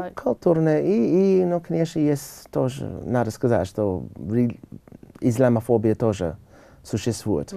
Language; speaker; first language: Russian; non-native, learner; English